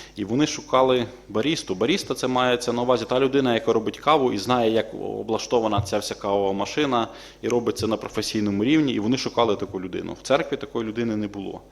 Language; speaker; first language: Ukrainian; native; Ukrainian